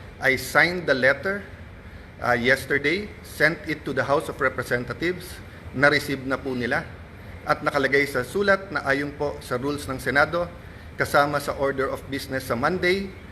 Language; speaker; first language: Filipino; native; Filipino